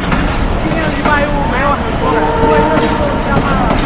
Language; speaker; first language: Chinese; non-native, learner; Bangla